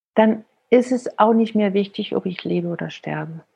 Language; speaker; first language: German; non-native, fluent; Danish